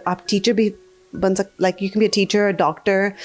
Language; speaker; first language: Hindi; early bilingual, other home language; English